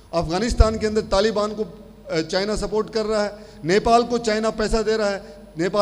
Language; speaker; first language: Hindi; native; Hindi